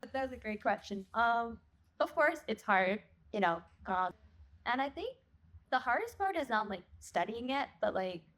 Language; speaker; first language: English; non-native, fluent; Japanese